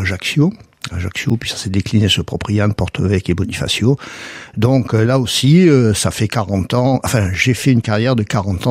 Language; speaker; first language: French; native; French